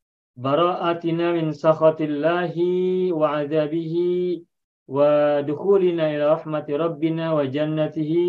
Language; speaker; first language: Arabic; non-native, fluent; Indonesian